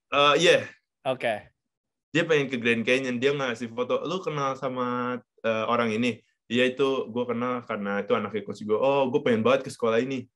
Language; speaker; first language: Indonesian; native; Indonesian